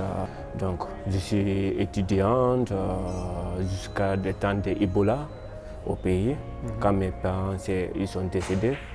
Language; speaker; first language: French; non-native, learner; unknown